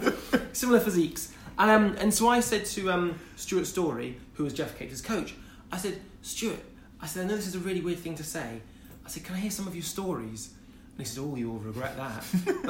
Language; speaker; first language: English; native; English